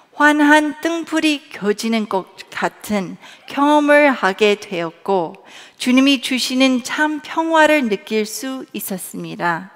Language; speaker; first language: Korean; early bilingual, other home language; English